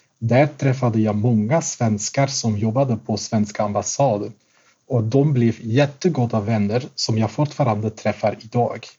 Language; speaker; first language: Swedish; non-native, fluent; Dutch